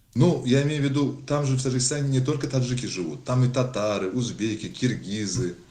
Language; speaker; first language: Russian; non-native, local second language; Tajik